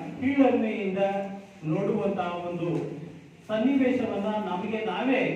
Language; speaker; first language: Kannada; native; Kannada